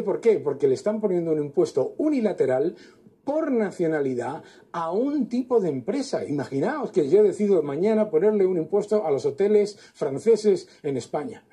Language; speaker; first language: Spanish; native; Spanish